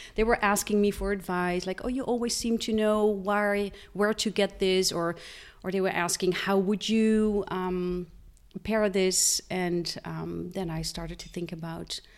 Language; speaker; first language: English; non-native, fluent; Dutch